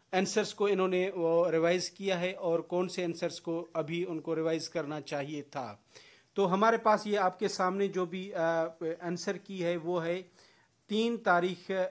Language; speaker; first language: Urdu; non-native, local second language; Sindhi